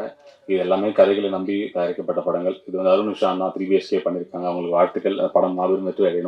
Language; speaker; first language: Tamil; native; Tamil